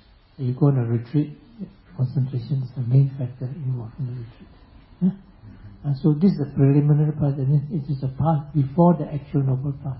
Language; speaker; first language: English; non-native, local second language; Chinese